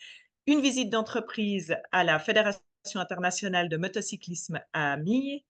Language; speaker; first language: French; native; French